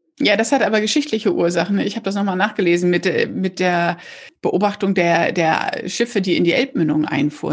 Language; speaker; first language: German; native; German